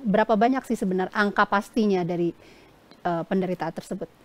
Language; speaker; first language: Indonesian; native; Indonesian